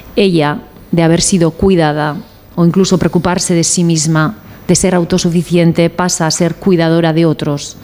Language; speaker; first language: Spanish; native; Spanish